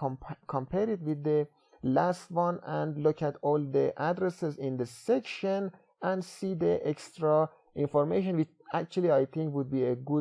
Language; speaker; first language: English; non-native, fluent; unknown